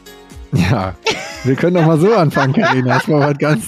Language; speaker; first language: German; native; German